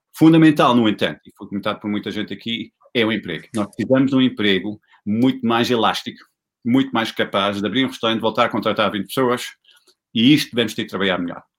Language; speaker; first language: Portuguese; non-native, fluent; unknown